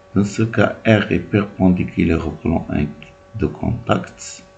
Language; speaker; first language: French; non-native, local second language; Arabic